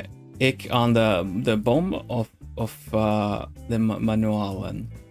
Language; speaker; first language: Dutch; non-native, learner; Swedish